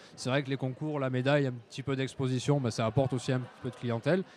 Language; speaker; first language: French; native; French